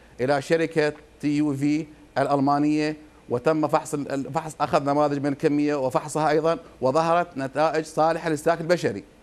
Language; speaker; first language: Arabic; native; Arabic